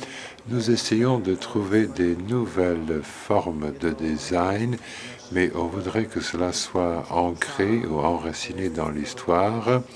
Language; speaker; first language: French; non-native, fluent; Polish